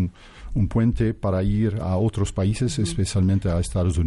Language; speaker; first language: Spanish; non-native, fluent; Dutch